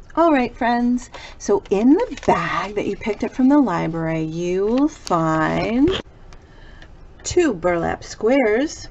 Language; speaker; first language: English; native; English